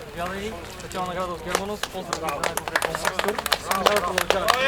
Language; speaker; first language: Bulgarian; native; Bulgarian